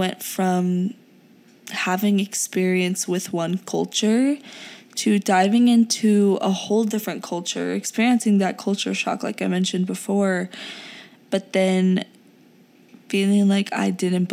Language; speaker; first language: English; early bilingual, other home language; Urdu